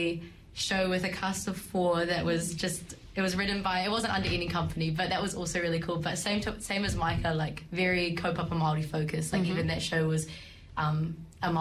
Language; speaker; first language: English; native; English